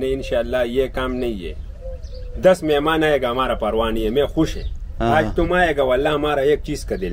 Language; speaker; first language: Hindi; non-native, local second language; Pashto